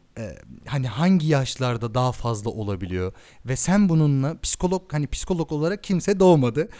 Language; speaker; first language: Turkish; early bilingual, heritage; Turkish